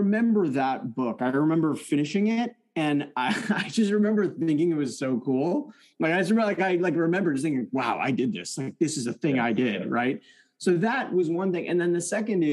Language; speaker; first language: English; early bilingual, other home language; French